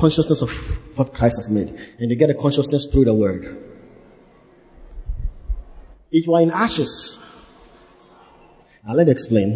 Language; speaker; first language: English; non-native, local second language; Akan